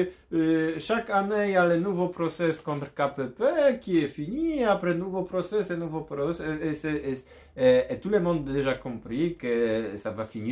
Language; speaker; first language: French; non-native, learner; Polish